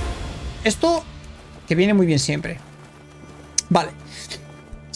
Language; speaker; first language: Spanish; native; Spanish